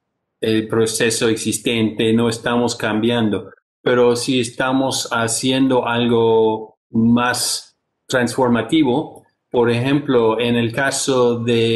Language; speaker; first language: Spanish; non-native, fluent; English